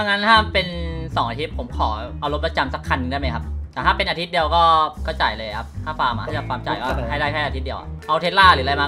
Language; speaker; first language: Thai; native; Thai